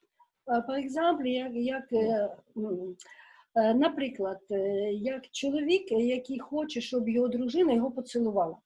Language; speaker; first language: Ukrainian; non-native, local second language; Russian